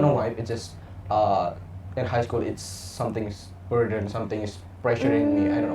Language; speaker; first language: English; non-native, learner; Indonesian